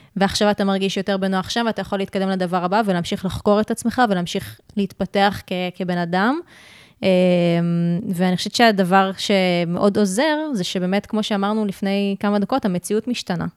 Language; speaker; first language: Hebrew; native; Hebrew